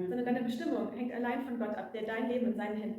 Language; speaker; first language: German; native; German